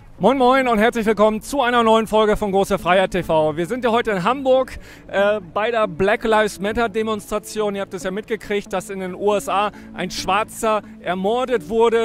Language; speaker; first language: German; native; German